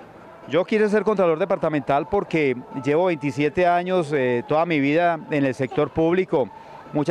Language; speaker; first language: Spanish; native; Spanish